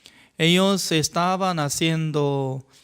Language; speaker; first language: Spanish; non-native, fluent; Korean